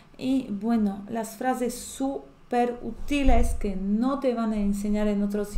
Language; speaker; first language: Spanish; non-native, fluent; Polish